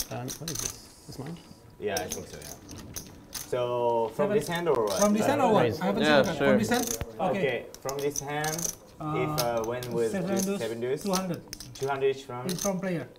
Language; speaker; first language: English; non-native, learner; Japanese